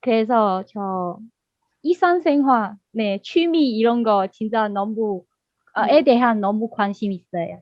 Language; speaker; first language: Korean; non-native, learner; Chinese